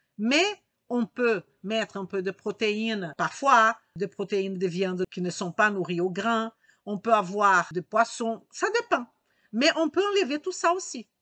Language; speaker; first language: French; native; French